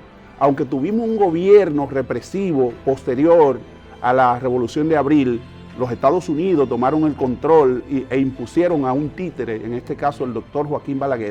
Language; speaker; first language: Spanish; native; Spanish